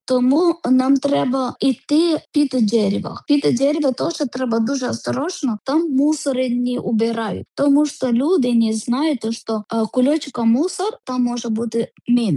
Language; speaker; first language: Ukrainian; non-native, learner; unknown